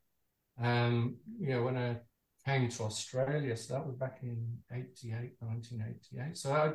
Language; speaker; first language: English; native; English